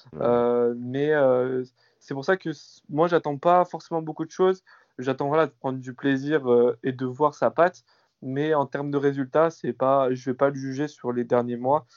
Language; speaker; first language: French; native; French